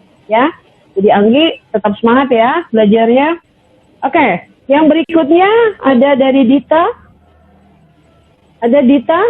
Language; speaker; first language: Indonesian; native; Indonesian